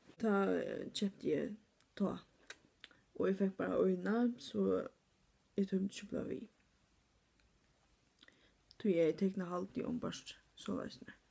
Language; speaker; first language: Swedish; non-native, learner; Faroese